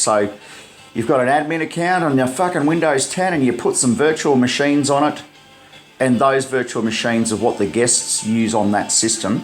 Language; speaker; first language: English; native; English